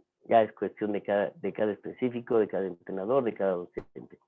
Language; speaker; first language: Spanish; native; Spanish